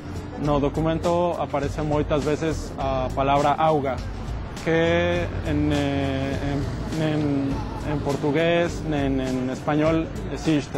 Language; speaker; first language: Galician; non-native, learner; Spanish